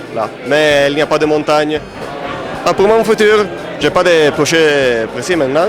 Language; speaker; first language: French; non-native, local second language; Italian